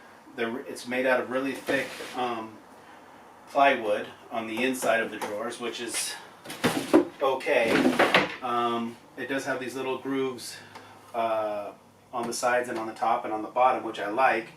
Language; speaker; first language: English; native; English